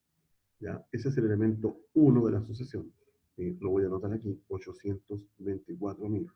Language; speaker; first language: Spanish; native; Spanish